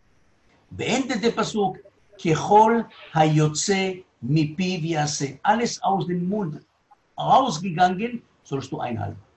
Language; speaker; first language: German; non-native, learner; Hebrew